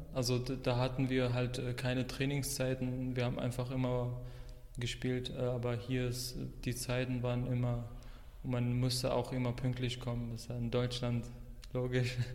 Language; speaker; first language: German; non-native, fluent; Arabic